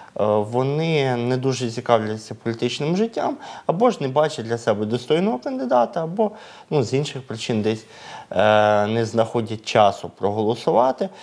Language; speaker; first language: Ukrainian; native; Ukrainian